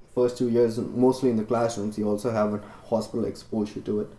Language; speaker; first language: English; non-native, local second language; Tamil